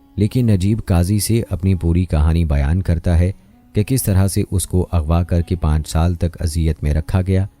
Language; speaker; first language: Urdu; native; Urdu